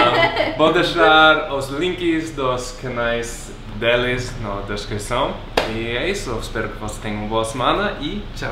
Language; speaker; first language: Portuguese; non-native, fluent; English